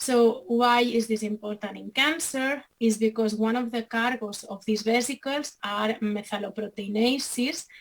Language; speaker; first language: English; non-native, fluent; Catalan